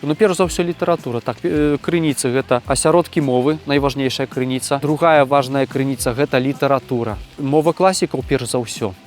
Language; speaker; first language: Belarusian; native; Belarusian